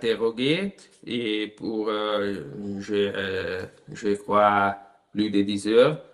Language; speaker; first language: French; non-native, learner; Italian